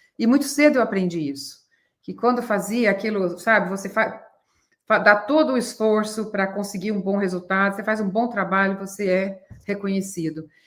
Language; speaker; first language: Portuguese; native; Portuguese